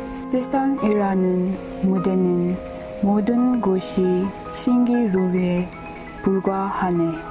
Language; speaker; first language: Korean; non-native, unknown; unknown